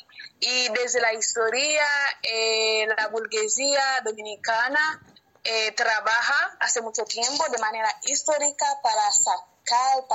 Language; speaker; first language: Spanish; non-native, learner; Haitian Creole